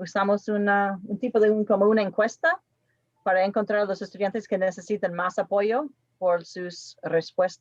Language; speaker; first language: Spanish; non-native, fluent; English